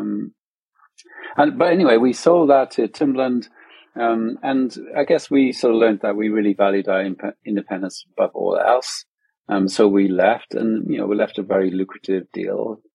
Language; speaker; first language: English; native; English